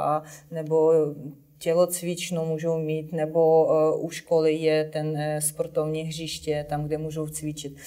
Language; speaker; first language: Czech; non-native, fluent; Ukrainian